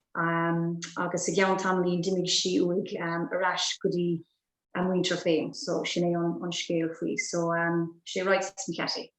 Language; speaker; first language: Irish; native; Irish